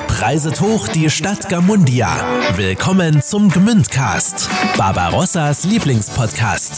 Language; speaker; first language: German; native; German